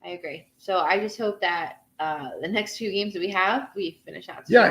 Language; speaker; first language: English; native; English